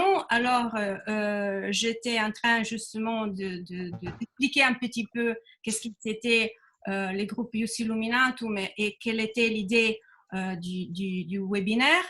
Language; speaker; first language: French; non-native, fluent; Italian